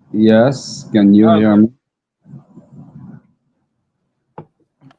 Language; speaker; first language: English; non-native, learner; Dutch